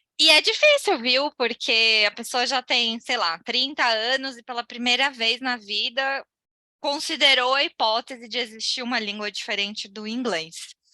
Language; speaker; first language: Portuguese; native; Portuguese